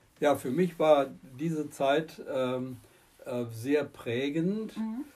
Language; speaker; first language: German; non-native, fluent; Persian